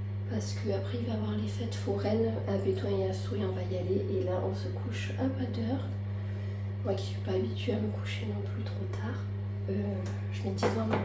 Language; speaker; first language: French; native; French